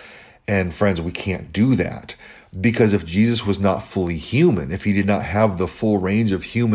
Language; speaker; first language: English; native; English